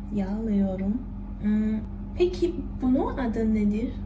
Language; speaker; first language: Turkish; non-native, fluent; Chinese